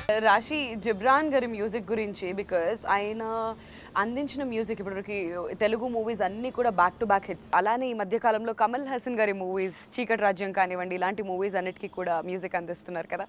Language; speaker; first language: Telugu; native; Telugu